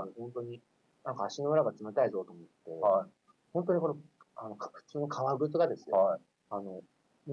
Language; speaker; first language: Japanese; native; Japanese